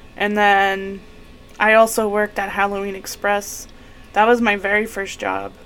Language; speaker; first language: English; native; English